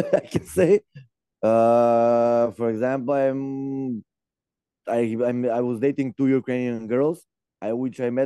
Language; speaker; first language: English; non-native, fluent; Macedonian